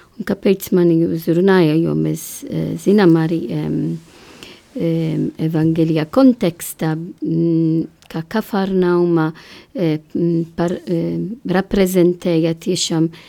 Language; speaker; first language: Latvian; non-native, learner; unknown